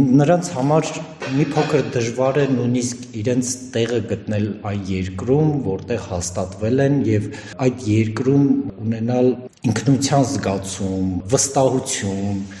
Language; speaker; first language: Armenian; native; Armenian